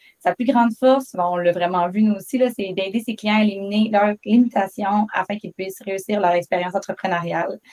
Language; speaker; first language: French; native; French